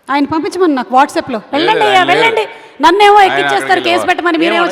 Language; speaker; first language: Telugu; native; Telugu